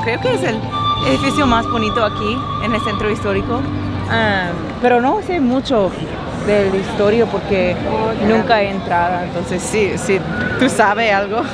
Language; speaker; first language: Spanish; non-native, fluent; English